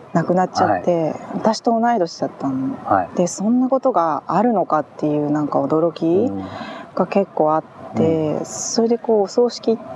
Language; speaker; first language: Japanese; native; Japanese